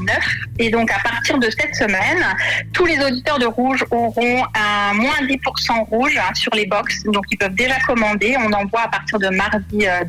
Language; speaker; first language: French; native; French